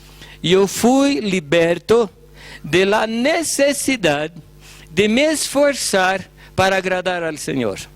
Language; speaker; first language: Spanish; non-native, fluent; Portuguese